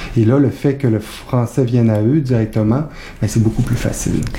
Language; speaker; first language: French; native; French